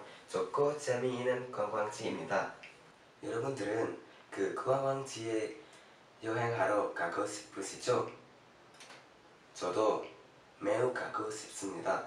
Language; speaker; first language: Korean; non-native, learner; Indonesian